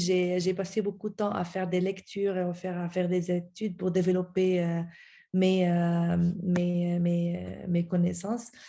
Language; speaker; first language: French; non-native, fluent; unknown